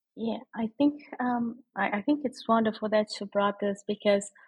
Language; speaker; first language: English; non-native, fluent; Portuguese